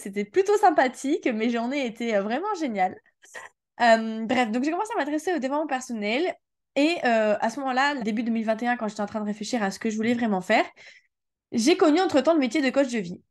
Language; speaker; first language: French; native; French